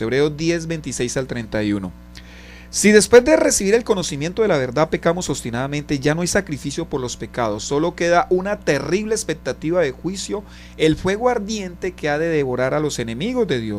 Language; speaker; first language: Spanish; native; Spanish